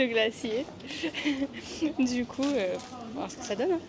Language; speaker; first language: French; native; French